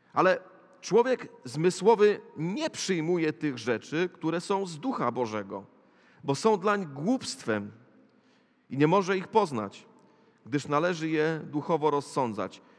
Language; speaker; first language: Polish; native; Polish